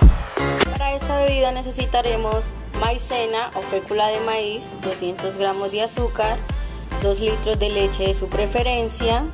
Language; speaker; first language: Spanish; native; Spanish